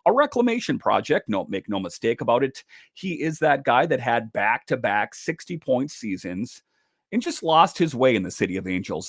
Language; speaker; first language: English; native; English